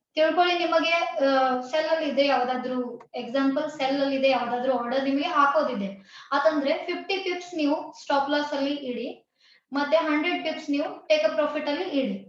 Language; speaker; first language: Kannada; non-native, local second language; Tulu